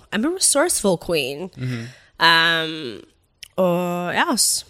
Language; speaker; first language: English; early bilingual, other home language; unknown